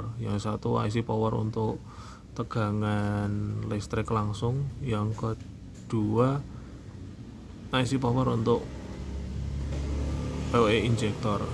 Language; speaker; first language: Indonesian; native; Indonesian